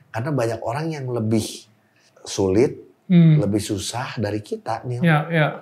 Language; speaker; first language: Indonesian; native; Indonesian